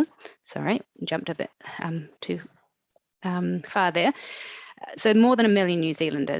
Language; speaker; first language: English; native; English